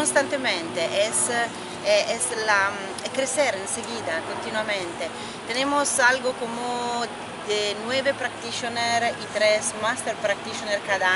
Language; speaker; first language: Spanish; non-native, fluent; Italian